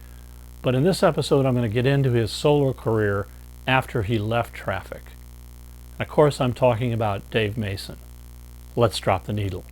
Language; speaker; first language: English; native; English